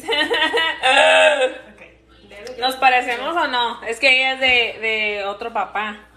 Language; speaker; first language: Spanish; early bilingual, heritage; Spanish